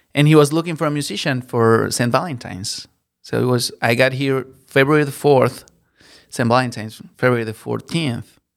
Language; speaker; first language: English; non-native, learner; Spanish